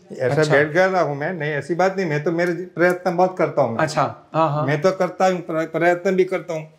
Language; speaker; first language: Hindi; non-native, local second language; Gujarati